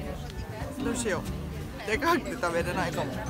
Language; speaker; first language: Japanese; non-native, fluent; Hungarian